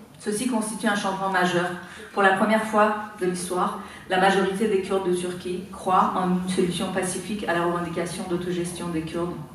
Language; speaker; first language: French; non-native, fluent; Persian